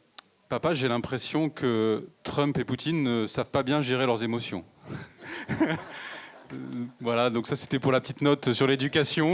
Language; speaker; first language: French; native; French